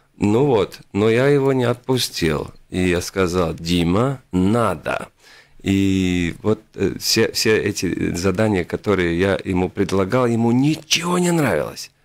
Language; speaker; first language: Russian; non-native, local second language; Latvian